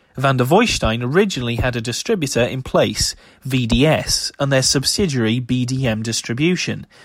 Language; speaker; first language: English; native; English